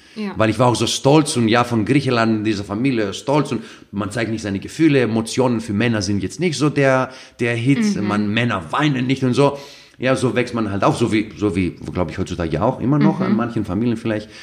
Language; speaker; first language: German; non-native, fluent; Greek